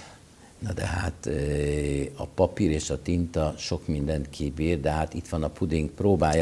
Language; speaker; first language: Hungarian; native; Hungarian